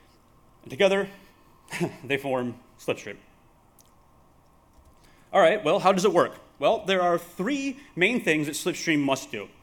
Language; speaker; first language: English; native; English